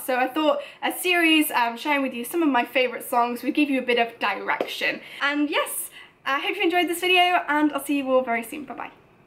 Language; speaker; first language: English; native; English